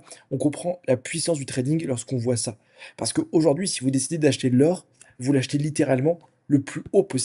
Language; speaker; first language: French; native; French